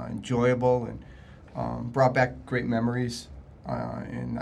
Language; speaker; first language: English; native; English